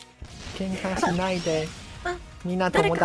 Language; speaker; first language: Japanese; non-native, fluent; Chinese